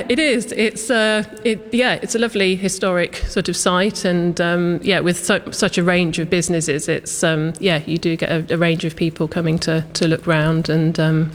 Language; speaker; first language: English; native; English